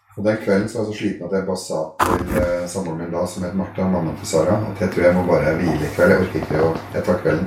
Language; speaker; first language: Norwegian; early bilingual, other home language; Arabic